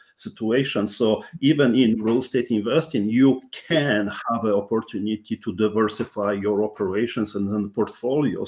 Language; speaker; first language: English; non-native, fluent; Polish